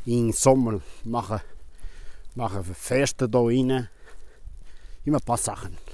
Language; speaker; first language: German; non-native, learner; Portuguese